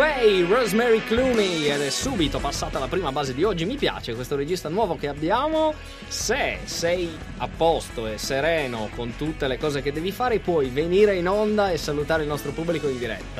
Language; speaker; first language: Italian; native; Italian